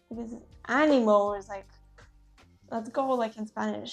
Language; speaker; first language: English; native; English